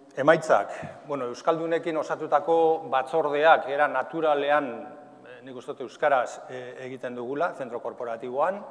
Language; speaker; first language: Basque; native; Basque